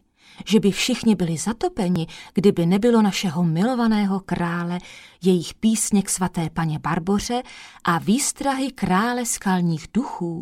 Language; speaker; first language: Czech; native; Czech